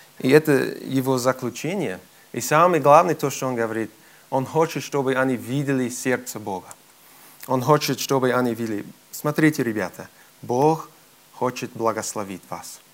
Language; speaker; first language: Russian; non-native, fluent; English